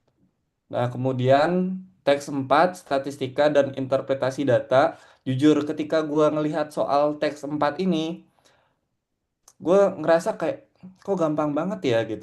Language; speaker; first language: Indonesian; native; Indonesian